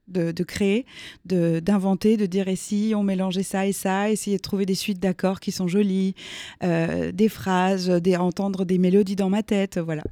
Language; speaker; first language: French; native; French